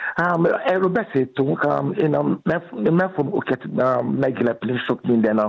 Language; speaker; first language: Hungarian; non-native, learner; Yoruba